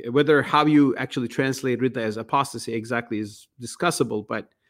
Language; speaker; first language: English; non-native, fluent; Turkish